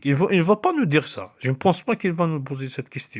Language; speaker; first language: French; non-native, local second language; Kabyle